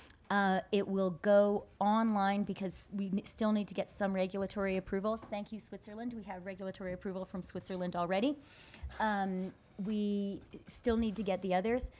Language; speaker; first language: English; native; English